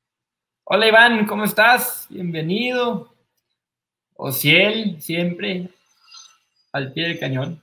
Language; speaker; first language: Spanish; native; Spanish